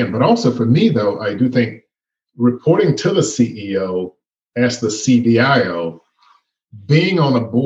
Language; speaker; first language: English; native; English